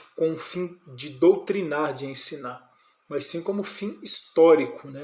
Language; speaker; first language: Portuguese; native; Portuguese